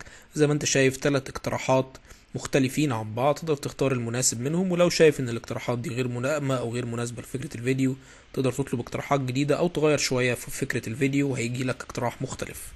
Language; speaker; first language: Arabic; native; Arabic